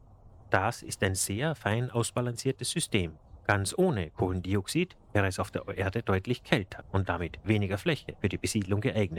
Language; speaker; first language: German; native; German